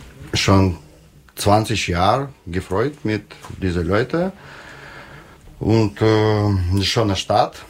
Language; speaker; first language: German; non-native, learner; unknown